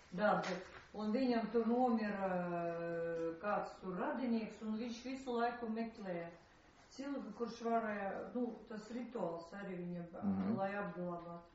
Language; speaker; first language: Latvian; non-native, local second language; Russian